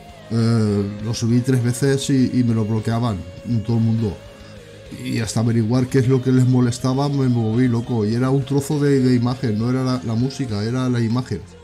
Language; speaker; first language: Spanish; native; Spanish